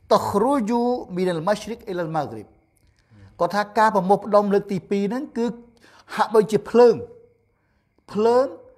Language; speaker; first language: Khmer; non-native, local second language; Eastern Cham